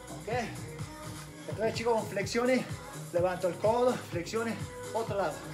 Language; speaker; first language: Spanish; non-native, learner; English